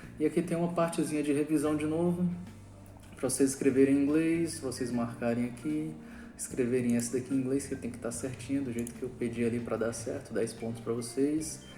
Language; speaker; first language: Portuguese; native; Portuguese